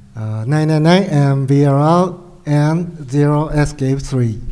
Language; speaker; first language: English; non-native, learner; Japanese